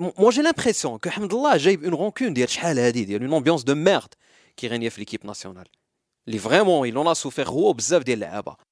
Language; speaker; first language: French; non-native, local second language; Arabic